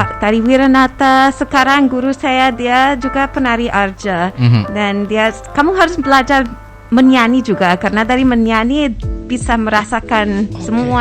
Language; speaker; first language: Indonesian; non-native, fluent; English